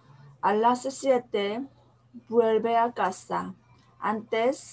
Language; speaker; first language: Spanish; non-native, learner; Korean